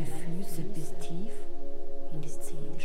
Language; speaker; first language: German; native; German